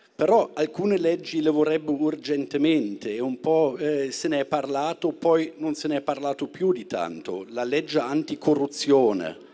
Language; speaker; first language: Italian; non-native, fluent; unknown